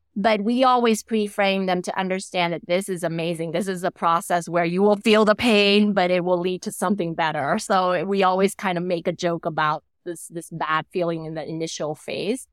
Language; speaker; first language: English; non-native, fluent; Thai